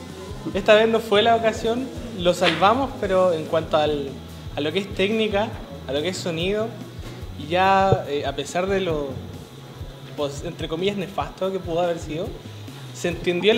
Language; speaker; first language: Spanish; native; Spanish